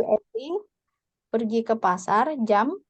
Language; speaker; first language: Indonesian; native; Indonesian